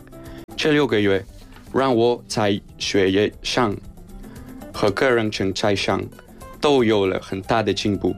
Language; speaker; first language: Chinese; non-native, fluent; Spanish